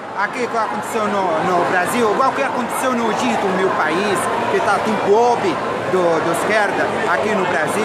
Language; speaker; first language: Portuguese; non-native, learner; Arabic